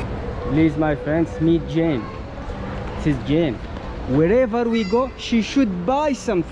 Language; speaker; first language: English; non-native, fluent; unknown